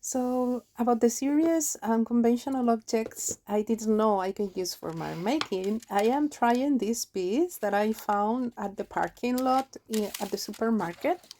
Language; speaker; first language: English; non-native, fluent; Spanish